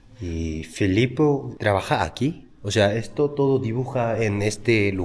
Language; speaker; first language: Spanish; non-native, fluent; Korean